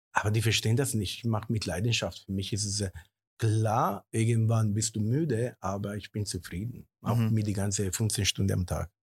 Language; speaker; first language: German; non-native, fluent; Italian